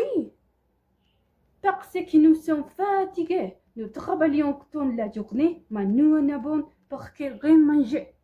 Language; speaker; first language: French; non-native, learner; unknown